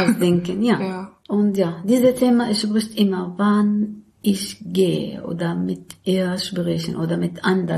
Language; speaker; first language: German; non-native, learner; Arabic